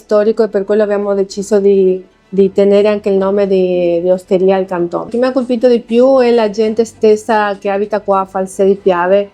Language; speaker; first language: Italian; non-native, fluent; Spanish